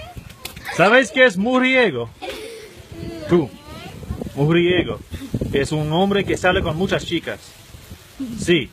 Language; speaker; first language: Spanish; non-native, learner; English